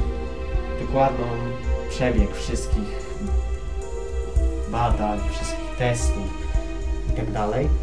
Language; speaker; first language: Polish; native; Polish